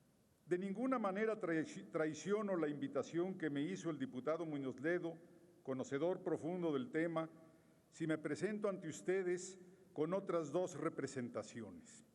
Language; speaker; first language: Spanish; native; Spanish